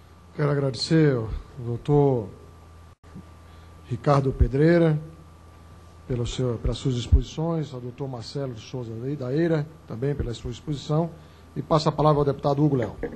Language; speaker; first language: Portuguese; native; Portuguese